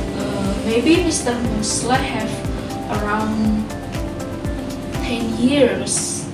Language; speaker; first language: English; non-native, fluent; Indonesian